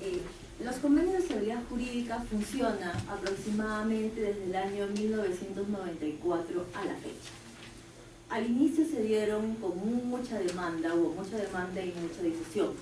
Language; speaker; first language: Spanish; native; Spanish